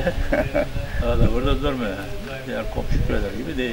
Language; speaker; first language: Turkish; native; Turkish